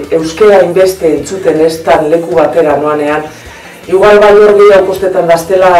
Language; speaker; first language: Basque; native; Basque